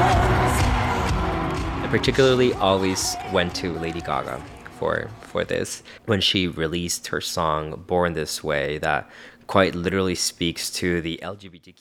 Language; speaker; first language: English; early bilingual, other home language; Spanish